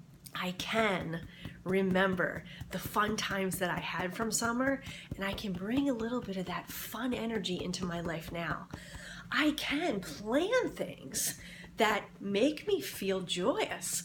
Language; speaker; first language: English; native; English